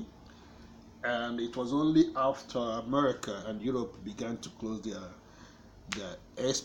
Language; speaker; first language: English; non-native, local second language; Igbo